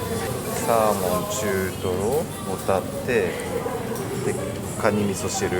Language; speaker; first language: Japanese; native; Japanese